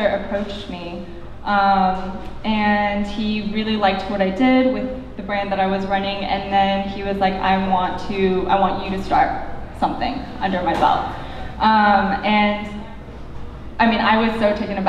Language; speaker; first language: English; native; English